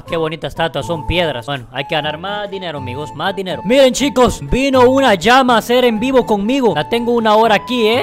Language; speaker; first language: Spanish; native; Spanish